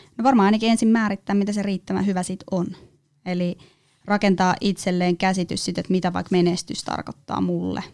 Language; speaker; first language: Finnish; native; Finnish